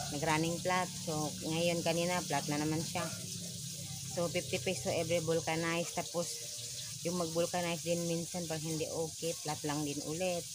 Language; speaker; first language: Filipino; non-native, local second language; Cebuano